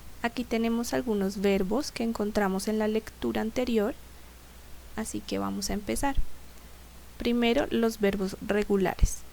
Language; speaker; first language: Spanish; native; Spanish